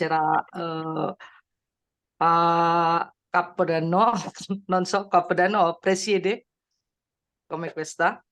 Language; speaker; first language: Italian; non-native, learner; Indonesian